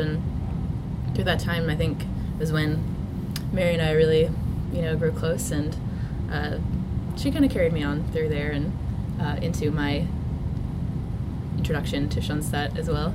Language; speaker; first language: English; native; English